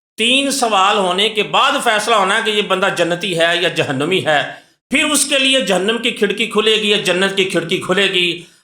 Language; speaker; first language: Urdu; non-native, local second language; Punjabi